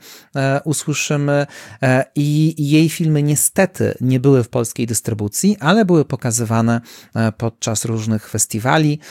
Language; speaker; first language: Polish; native; Polish